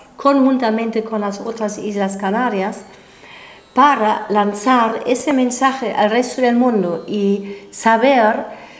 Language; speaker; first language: Spanish; non-native, fluent; German